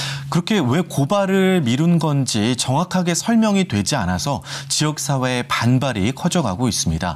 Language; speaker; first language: Korean; native; Korean